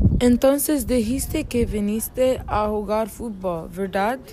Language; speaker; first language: Spanish; non-native, learner; English